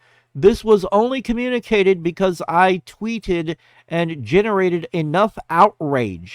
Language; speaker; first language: English; native; English